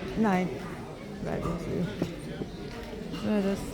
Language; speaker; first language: German; non-native, learner; Turkish